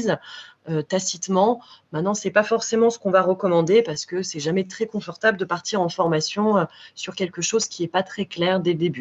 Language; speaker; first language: French; native; French